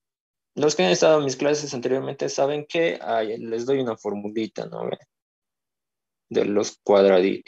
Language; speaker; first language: Spanish; native; Spanish